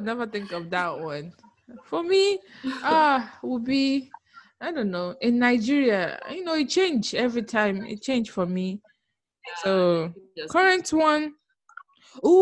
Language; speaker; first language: English; non-native, local second language; Igbo